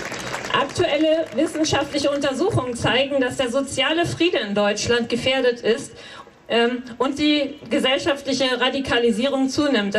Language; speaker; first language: German; native; German